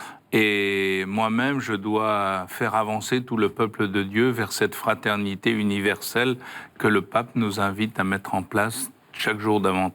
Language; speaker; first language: French; native; French